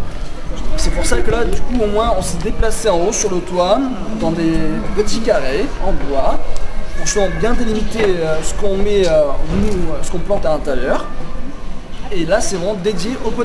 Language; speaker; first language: French; native; French